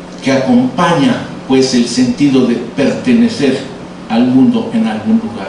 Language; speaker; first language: Spanish; native; Spanish